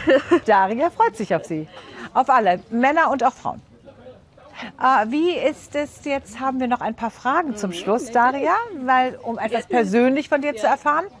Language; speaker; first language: German; native; German